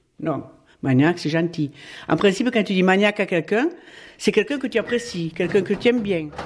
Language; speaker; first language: French; native; French